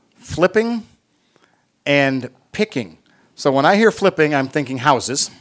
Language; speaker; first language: English; native; English